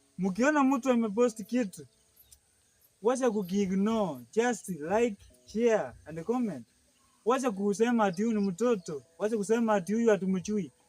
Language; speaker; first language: Swahili; native; Swahili